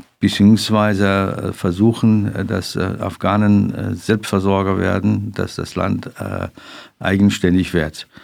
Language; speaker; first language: German; non-native, fluent; Persian